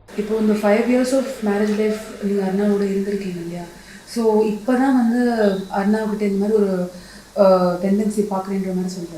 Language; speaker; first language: Tamil; native; Tamil